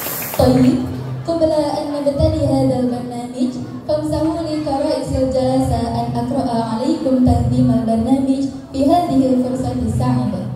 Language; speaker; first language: Arabic; non-native, learner; Indonesian